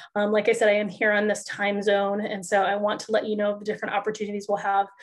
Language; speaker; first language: English; native; English